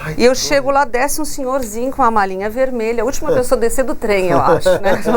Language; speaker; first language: Portuguese; non-native, local second language; English